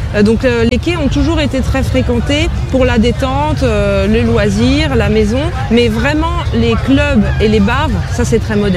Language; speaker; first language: French; native; French